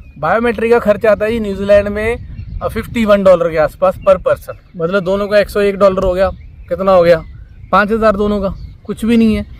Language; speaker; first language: Hindi; non-native, local second language; Punjabi